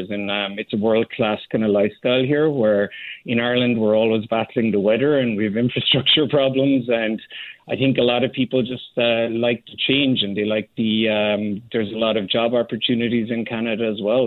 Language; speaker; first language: English; native; English